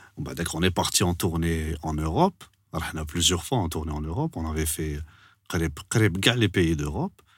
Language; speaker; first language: French; non-native, local second language; Arabic